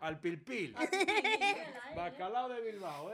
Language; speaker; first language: Spanish; native; Spanish